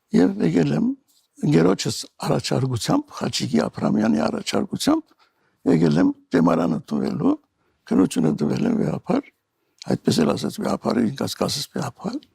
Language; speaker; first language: Armenian; native; Armenian